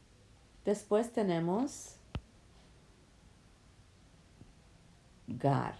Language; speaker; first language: Spanish; non-native, fluent; English